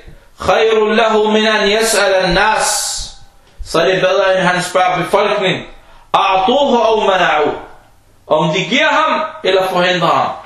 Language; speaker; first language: Danish; early bilingual, other home language; Arabic